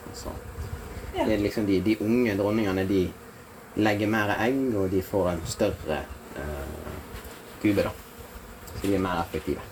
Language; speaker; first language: Norwegian; native; Norwegian